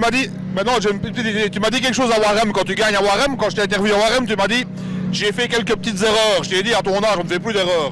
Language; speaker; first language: French; native; French